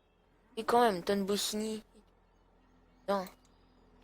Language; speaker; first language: French; native; French